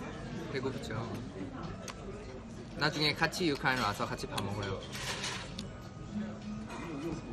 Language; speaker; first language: Korean; non-native, fluent; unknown